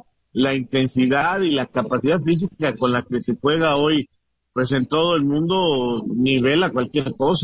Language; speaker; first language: Spanish; native; Spanish